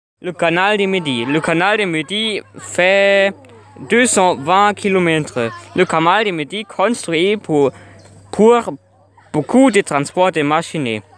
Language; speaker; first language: French; non-native, learner; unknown